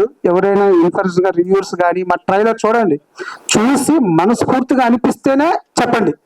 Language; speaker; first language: Telugu; native; Telugu